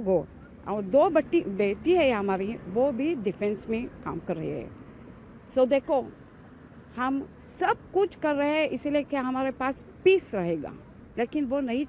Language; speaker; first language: Hindi; early bilingual, heritage; Hindi